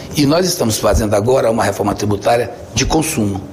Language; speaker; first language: Portuguese; native; Portuguese